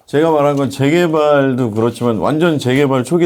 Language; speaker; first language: Korean; native; Korean